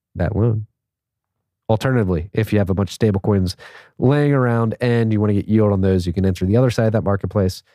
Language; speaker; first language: English; native; English